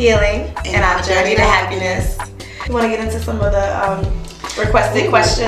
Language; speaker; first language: English; native; English